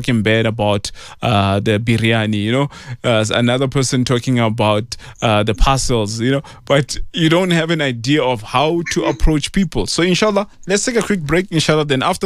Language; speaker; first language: English; non-native, local second language; Tswana